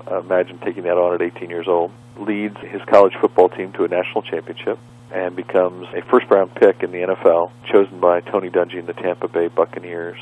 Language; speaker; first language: English; native; English